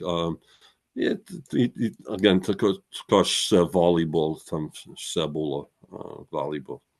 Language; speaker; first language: Ukrainian; early bilingual, heritage; Ukrainian